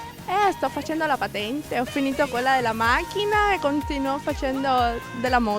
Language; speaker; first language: Italian; non-native, learner; Spanish